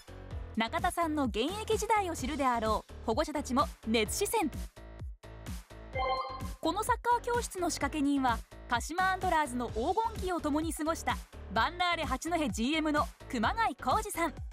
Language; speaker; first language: Japanese; native; Japanese